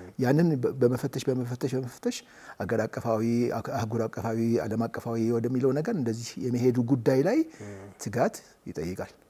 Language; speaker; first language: Amharic; native; Amharic